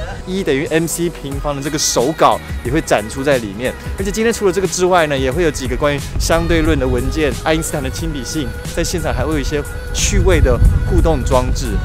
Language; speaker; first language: Chinese; early bilingual, heritage; Chinese